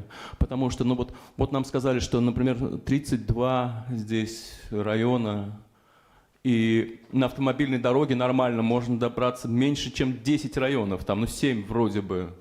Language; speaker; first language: Russian; native; Russian